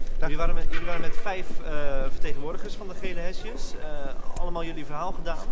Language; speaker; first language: Dutch; native; Dutch